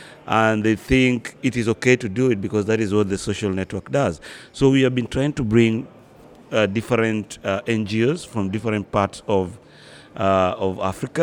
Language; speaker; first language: English; non-native, local second language; Luo (Kenya and Tanzania)